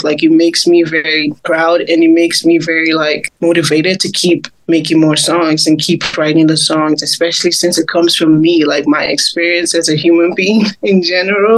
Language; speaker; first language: English; non-native, local second language; Igbo